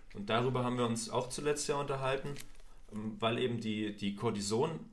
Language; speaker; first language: German; native; German